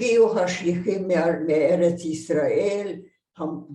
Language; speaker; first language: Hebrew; non-native, fluent; Hungarian